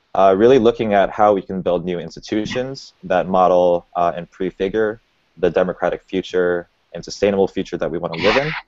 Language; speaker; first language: English; native; English